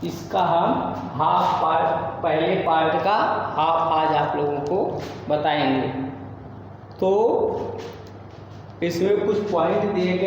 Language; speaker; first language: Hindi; native; Hindi